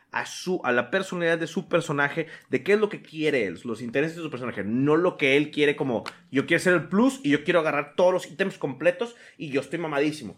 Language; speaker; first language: Spanish; native; Spanish